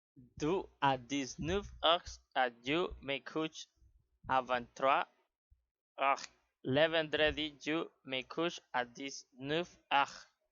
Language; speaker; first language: French; non-native, learner; Spanish